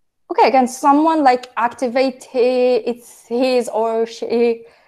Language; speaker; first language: English; non-native, fluent; Arabic